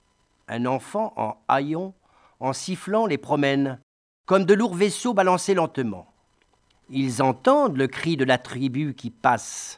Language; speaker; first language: French; native; French